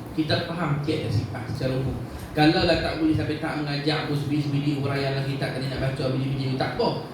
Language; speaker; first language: Malay; native; Malay